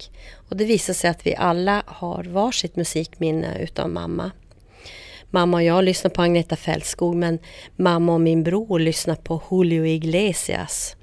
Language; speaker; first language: Swedish; native; Swedish